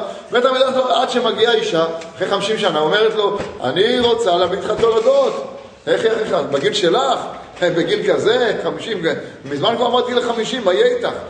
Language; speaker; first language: Hebrew; native; Hebrew